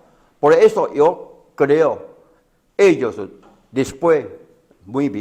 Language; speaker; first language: Spanish; non-native, learner; Chinese